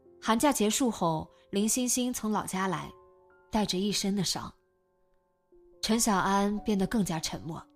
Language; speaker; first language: Chinese; native; Chinese